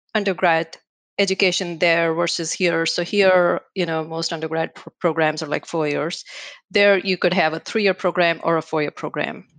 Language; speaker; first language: English; non-native, local second language; Hindi